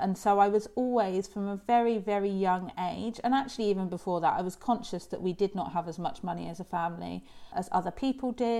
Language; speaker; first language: English; native; English